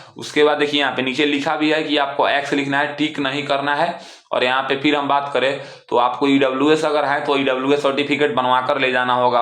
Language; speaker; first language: Hindi; non-native, local second language; Bhojpuri